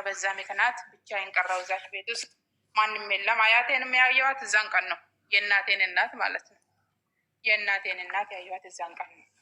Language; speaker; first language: Amharic; non-native, local second language; Oromo